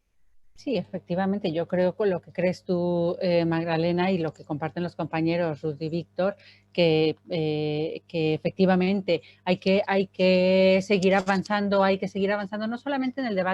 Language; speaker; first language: Spanish; native; Spanish